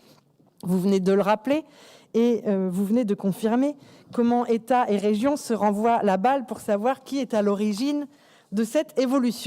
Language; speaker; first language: French; native; French